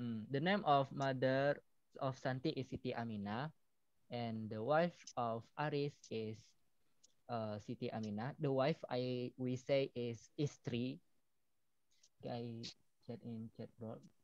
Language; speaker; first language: English; non-native, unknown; Indonesian